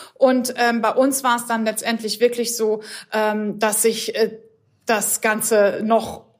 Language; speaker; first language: German; native; German